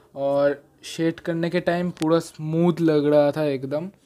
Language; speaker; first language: Hindi; non-native, local second language; Bangla